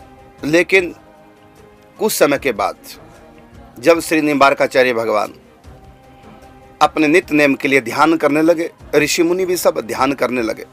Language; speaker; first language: Hindi; native; Hindi